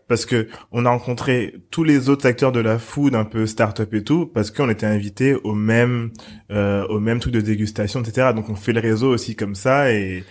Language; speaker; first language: French; native; French